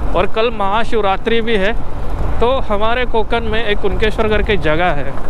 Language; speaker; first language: Hindi; non-native, local second language; Marathi